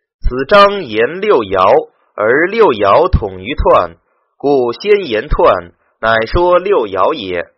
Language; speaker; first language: Chinese; native; Chinese